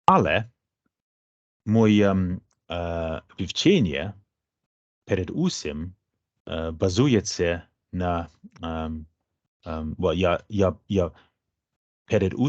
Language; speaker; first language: Ukrainian; non-native, fluent; English